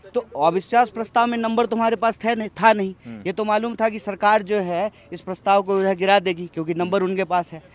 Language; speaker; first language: Hindi; native; Hindi